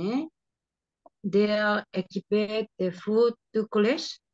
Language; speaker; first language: French; non-native, learner; Spanish